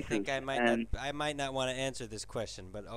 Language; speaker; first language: English; native; English